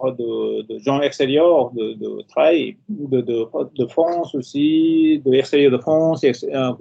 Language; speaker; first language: French; non-native, fluent; Nepali